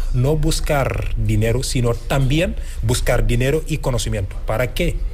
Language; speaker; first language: Spanish; non-native, fluent; Wolof